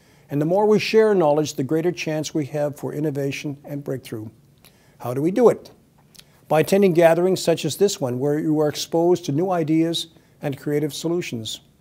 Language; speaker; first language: English; native; English